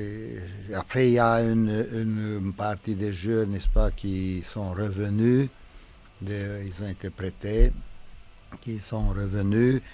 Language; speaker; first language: French; non-native, fluent; Romanian